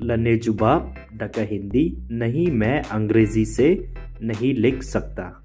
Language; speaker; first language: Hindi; non-native, local second language; Khasi